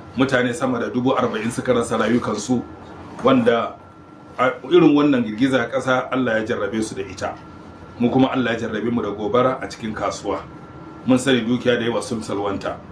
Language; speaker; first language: Hausa; native; Hausa